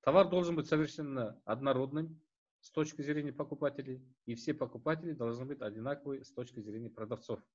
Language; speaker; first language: Russian; non-native, local second language; Kazakh